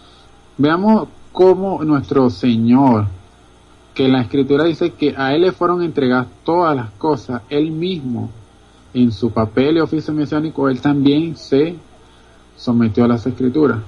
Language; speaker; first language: Spanish; native; Spanish